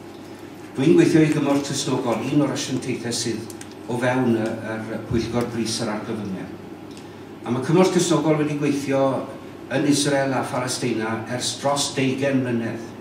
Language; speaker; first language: Welsh; native; Welsh